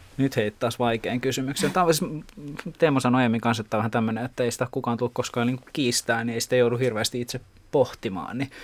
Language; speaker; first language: Finnish; native; Finnish